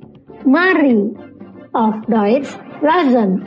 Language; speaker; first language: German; non-native, learner; Indonesian